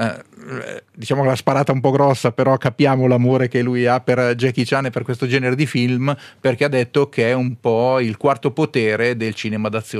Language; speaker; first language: Italian; native; Italian